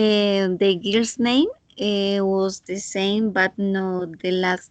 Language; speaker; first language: English; non-native, learner; Spanish